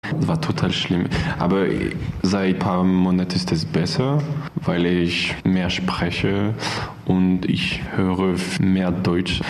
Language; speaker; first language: German; non-native, learner; French